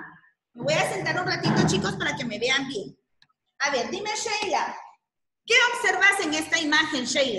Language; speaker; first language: Spanish; native; Spanish